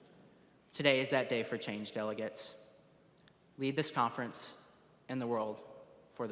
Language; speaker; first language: English; native; English